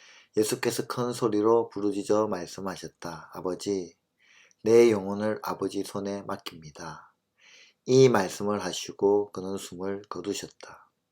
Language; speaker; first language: Korean; native; Korean